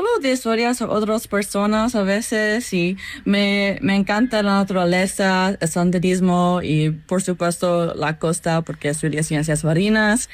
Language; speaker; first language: Spanish; non-native, learner; English